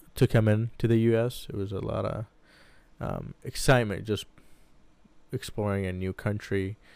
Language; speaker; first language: English; early bilingual, other home language; Arabic